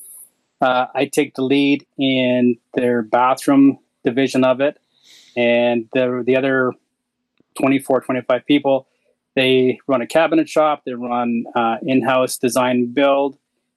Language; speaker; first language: English; native; English